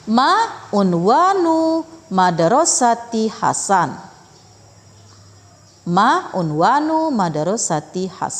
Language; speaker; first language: Arabic; non-native, fluent; Indonesian